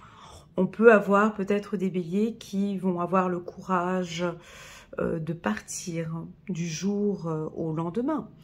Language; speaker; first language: French; native; French